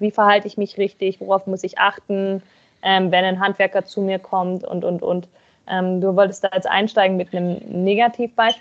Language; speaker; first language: German; native; German